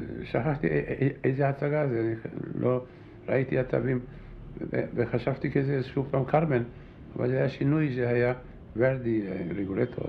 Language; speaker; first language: Hebrew; non-native, fluent; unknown